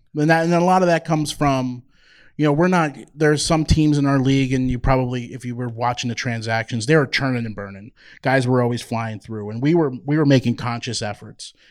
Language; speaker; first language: English; native; English